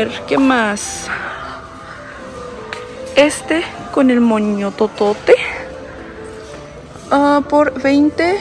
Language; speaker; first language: Spanish; native; Spanish